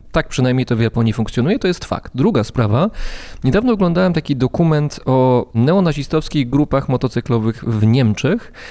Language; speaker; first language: Polish; native; Polish